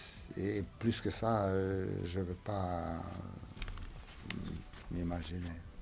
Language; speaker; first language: French; non-native, fluent; Romanian